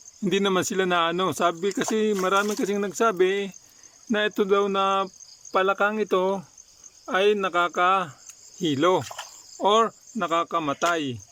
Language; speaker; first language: Filipino; native; Filipino